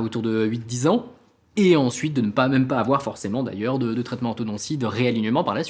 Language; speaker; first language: French; native; French